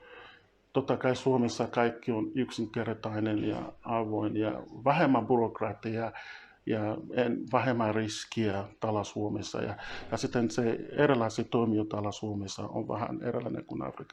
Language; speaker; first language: Finnish; non-native, fluent; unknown